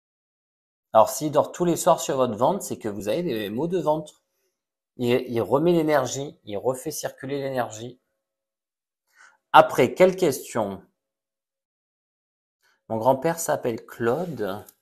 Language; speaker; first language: French; native; French